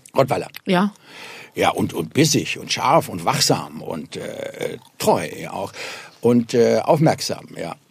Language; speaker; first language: German; native; German